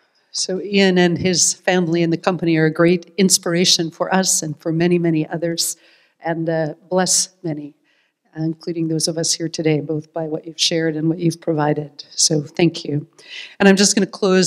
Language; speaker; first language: English; native; English